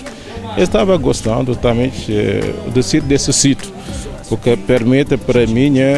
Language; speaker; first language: Portuguese; non-native, learner; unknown